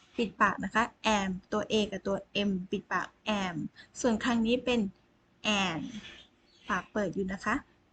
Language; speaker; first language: Thai; native; Thai